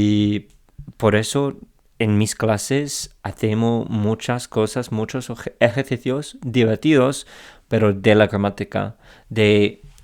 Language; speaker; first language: Spanish; non-native, fluent; English